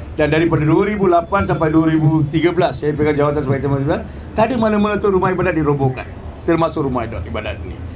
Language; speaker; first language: Malay; non-native, local second language; Tamil